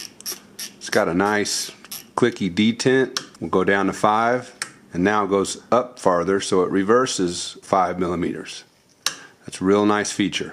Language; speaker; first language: English; native; English